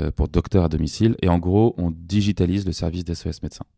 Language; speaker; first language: French; native; French